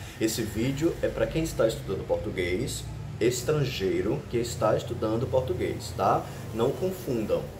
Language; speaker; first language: Portuguese; native; Portuguese